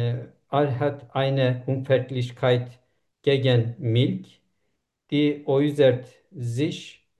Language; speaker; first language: German; non-native, learner; Turkish